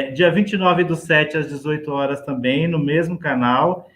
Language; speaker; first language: Portuguese; native; Portuguese